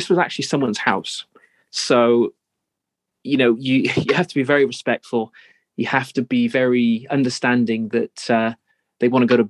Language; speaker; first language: English; native; English